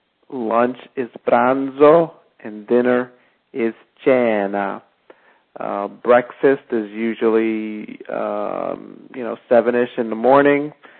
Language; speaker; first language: English; native; English